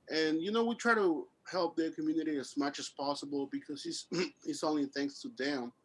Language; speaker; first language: English; early bilingual, other home language; Spanish